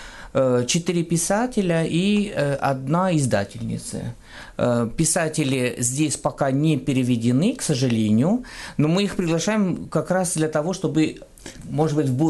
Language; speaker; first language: Russian; non-native, fluent; French